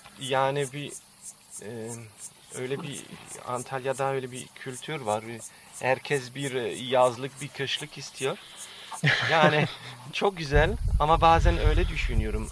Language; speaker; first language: Turkish; non-native, fluent; French